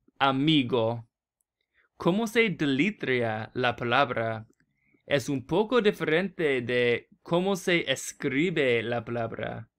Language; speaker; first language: Spanish; non-native, learner; English